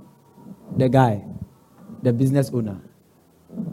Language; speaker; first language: English; non-native, local second language; Ga